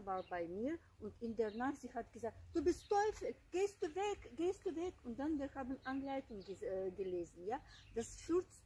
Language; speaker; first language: German; non-native, learner; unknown